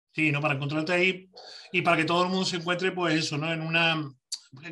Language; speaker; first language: Spanish; native; Spanish